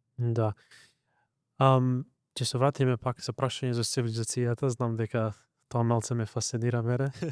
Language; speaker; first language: Macedonian; early bilingual, heritage; Macedonian